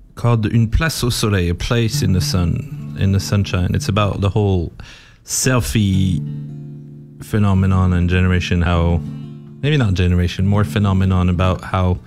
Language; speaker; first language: English; non-native, fluent; French